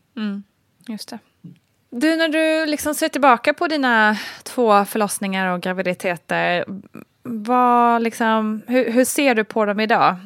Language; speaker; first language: Swedish; native; Swedish